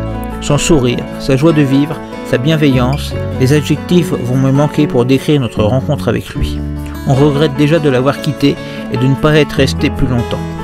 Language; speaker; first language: French; native; French